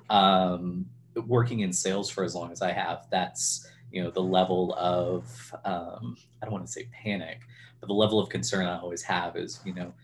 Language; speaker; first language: English; native; English